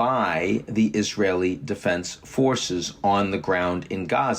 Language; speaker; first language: English; native; English